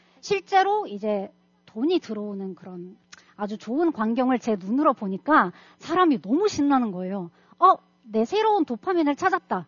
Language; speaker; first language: Korean; non-native, fluent; Russian